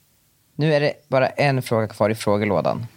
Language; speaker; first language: Swedish; native; Swedish